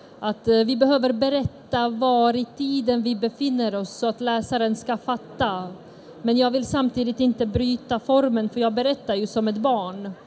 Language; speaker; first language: Swedish; early bilingual, other home language; Bosnian